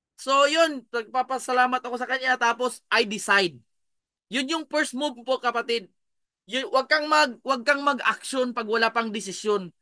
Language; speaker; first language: Filipino; non-native, local second language; Cebuano